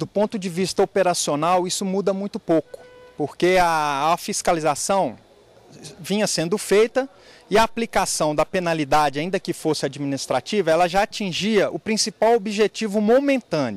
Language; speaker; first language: Portuguese; native; Portuguese